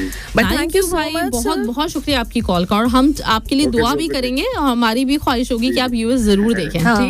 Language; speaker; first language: Hindi; native; Hindi